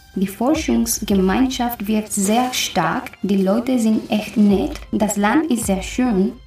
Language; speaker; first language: German; non-native, fluent; Spanish